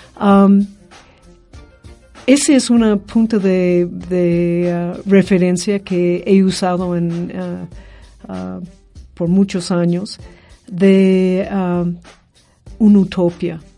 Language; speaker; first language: Spanish; non-native, fluent; English